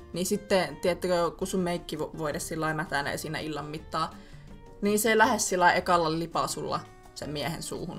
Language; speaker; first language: Finnish; native; Finnish